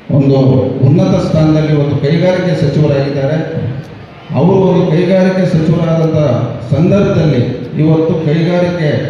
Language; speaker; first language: Kannada; native; Kannada